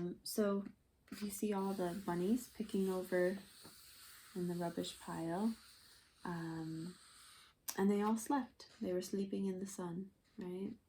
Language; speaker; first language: English; native; English